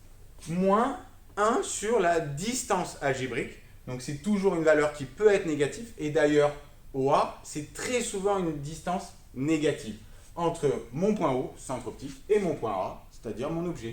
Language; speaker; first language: French; native; French